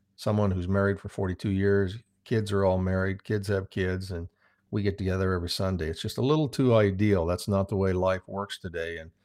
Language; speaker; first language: English; native; English